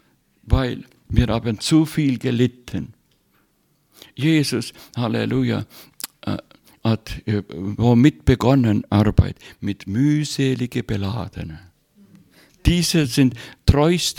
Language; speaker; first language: German; non-native, learner; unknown